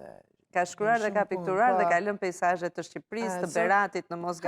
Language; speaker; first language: Albanian; native; Albanian